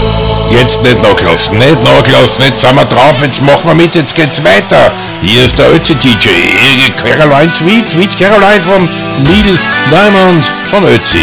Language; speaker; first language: German; native; German